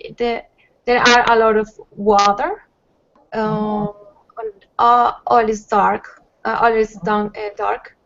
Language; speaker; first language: English; non-native, learner; Spanish